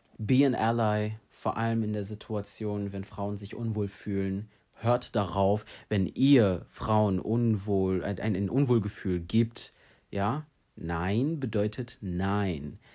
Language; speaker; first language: German; native; German